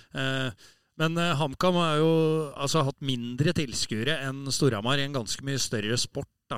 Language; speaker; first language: Norwegian; native; Norwegian